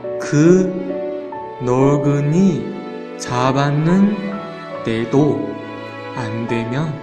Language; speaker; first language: Korean; non-native, fluent; Chinese